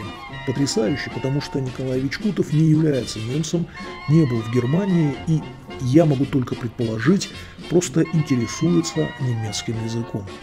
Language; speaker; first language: Russian; native; Russian